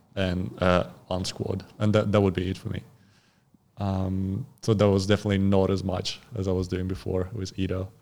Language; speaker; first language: English; non-native, fluent; Russian